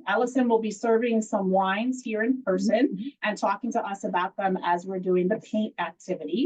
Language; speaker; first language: English; native; English